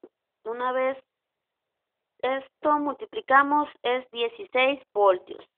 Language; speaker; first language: Spanish; native; Spanish